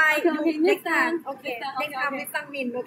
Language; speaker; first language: English; non-native, learner; Chinese